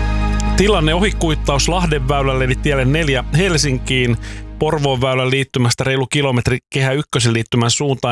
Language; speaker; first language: Finnish; native; Finnish